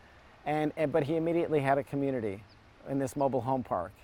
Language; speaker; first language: English; early bilingual, other home language; Serbian